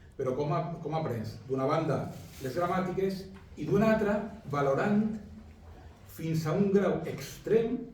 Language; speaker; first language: Catalan; non-native, local second language; Spanish